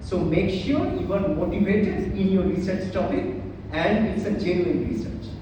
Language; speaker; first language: English; non-native, local second language; Bangla